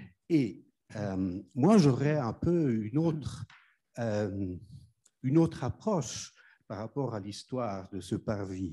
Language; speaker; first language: French; non-native, fluent; German